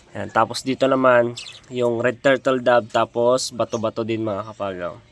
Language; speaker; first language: Filipino; native; Filipino